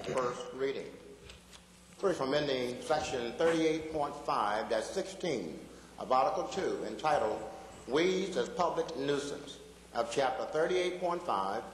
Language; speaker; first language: English; native; English